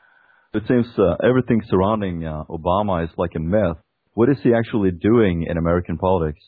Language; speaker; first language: English; non-native, fluent; Norwegian